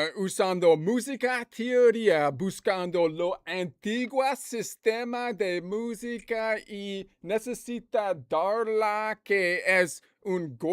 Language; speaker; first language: Spanish; non-native, learner; English